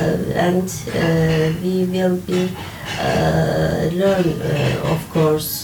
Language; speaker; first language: English; non-native, learner; Turkish